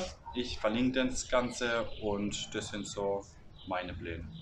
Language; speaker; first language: German; native; German